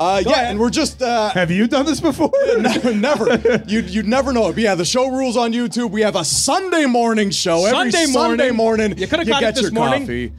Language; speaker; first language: English; native; English